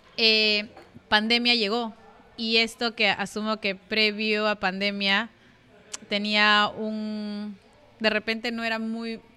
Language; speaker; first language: Spanish; native; Spanish